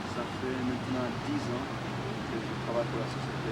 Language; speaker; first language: French; native; French